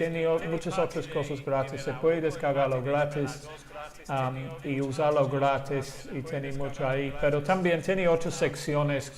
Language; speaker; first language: Spanish; non-native, fluent; English